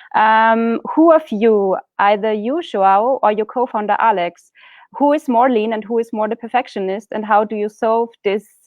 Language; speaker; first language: English; non-native, fluent; German